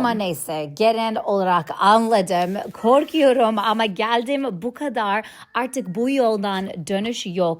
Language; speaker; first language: Turkish; non-native, learner; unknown